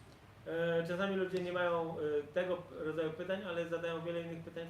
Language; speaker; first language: Polish; native; Polish